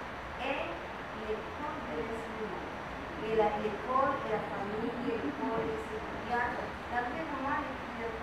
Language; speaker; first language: French; non-native, fluent; Spanish